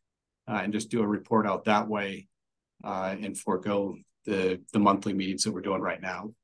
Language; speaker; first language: English; native; English